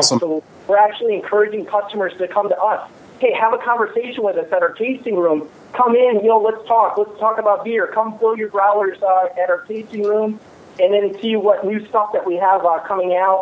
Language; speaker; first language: English; native; English